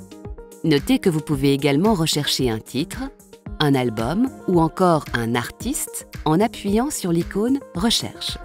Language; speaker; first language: French; native; French